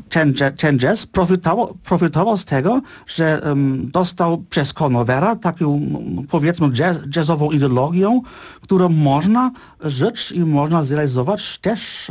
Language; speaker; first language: Polish; non-native, fluent; German